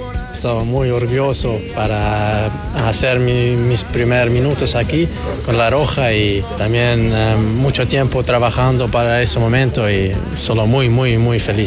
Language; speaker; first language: Spanish; non-native, learner; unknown